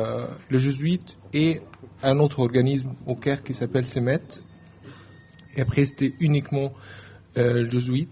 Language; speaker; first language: French; non-native, learner; Arabic